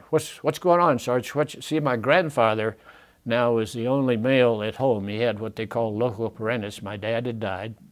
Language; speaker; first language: English; native; English